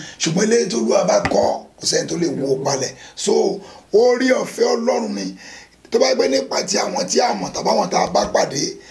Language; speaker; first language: Yoruba; non-native, local second language; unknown